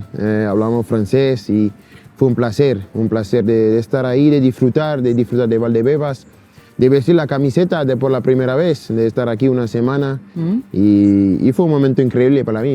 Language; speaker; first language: Spanish; non-native, fluent; French